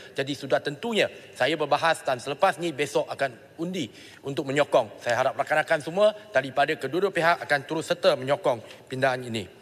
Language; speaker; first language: Malay; non-native, local second language; Chinese